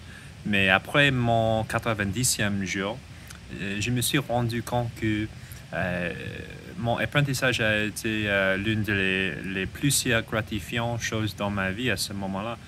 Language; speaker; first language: French; non-native, learner; English